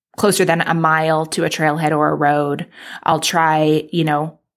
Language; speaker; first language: English; native; English